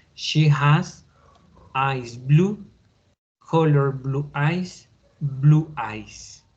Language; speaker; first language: English; non-native, learner; Spanish